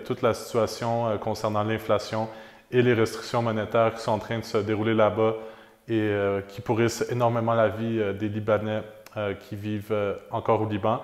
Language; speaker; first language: French; native; French